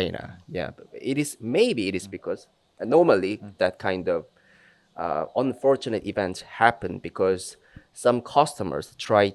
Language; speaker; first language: English; non-native, fluent; Korean